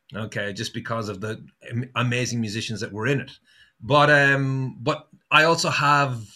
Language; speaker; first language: English; native; English